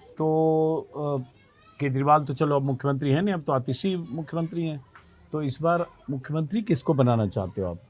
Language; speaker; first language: Hindi; native; Hindi